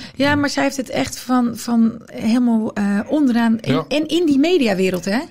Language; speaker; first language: Dutch; early bilingual, other home language; Arabic